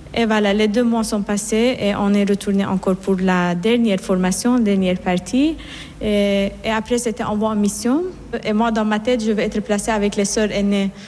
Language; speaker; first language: French; non-native, fluent; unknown